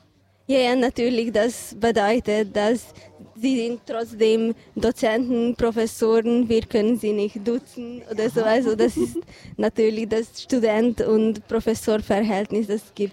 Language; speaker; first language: German; non-native, fluent; Hungarian